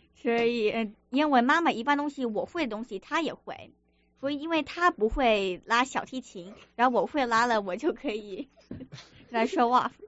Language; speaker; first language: Chinese; early bilingual, other home language; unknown